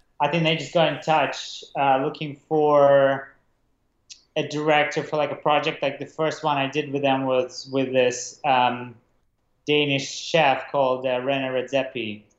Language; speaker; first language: English; non-native, fluent; Russian